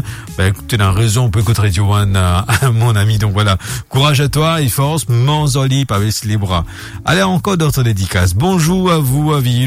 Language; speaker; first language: French; non-native, local second language; Morisyen